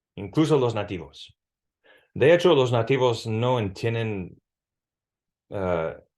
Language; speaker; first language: Spanish; non-native, fluent; English